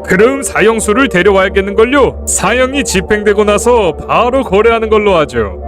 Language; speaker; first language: Korean; native; Korean